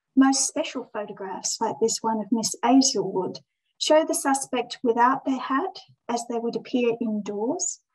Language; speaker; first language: English; native; English